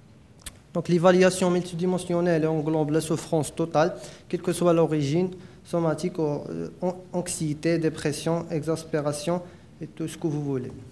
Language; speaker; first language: French; non-native, local second language; Arabic